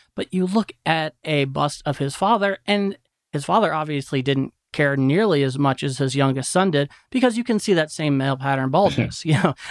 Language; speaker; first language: English; native; English